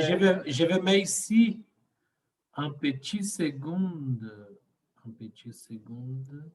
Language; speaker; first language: French; non-native, fluent; Portuguese